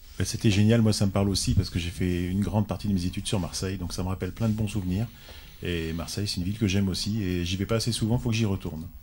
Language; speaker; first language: French; native; French